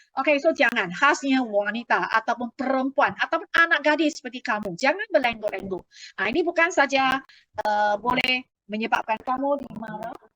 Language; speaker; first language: Malay; non-native, local second language; Chinese